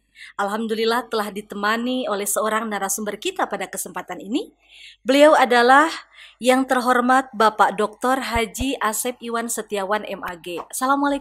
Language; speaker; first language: Indonesian; native; Indonesian